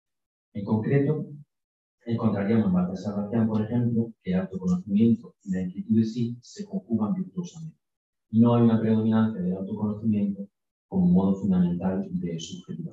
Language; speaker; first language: Spanish; native; Spanish